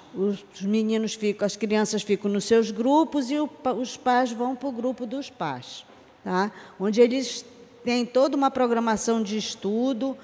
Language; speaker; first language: Portuguese; native; Portuguese